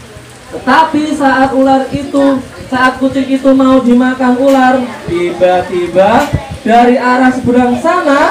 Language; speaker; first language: Indonesian; native; Indonesian